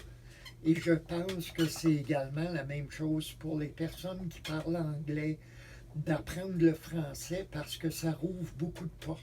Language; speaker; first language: French; native; French